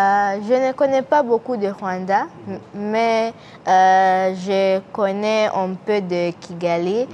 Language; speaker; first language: French; non-native, learner; English